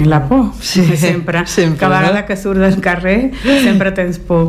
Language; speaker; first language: Catalan; early bilingual, heritage; Spanish